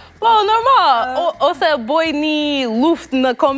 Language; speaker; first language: Albanian; non-native, learner; English